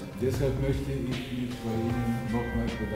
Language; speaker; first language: German; non-native, fluent; Bulgarian